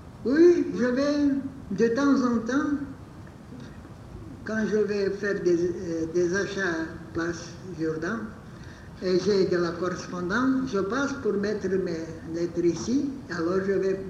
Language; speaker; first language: French; non-native, fluent; Bulgarian